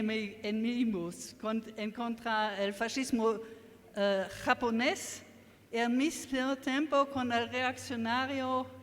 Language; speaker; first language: Spanish; non-native, learner; German